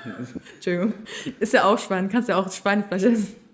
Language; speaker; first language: German; early bilingual, other home language; Turkish